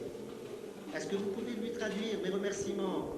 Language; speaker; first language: French; native; French